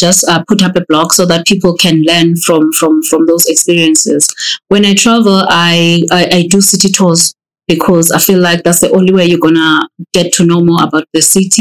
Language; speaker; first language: English; non-native, local second language; Xhosa